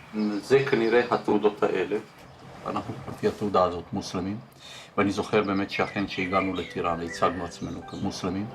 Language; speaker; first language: Hebrew; early bilingual, other home language; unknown